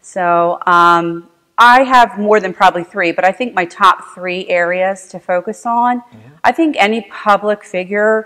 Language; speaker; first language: English; native; English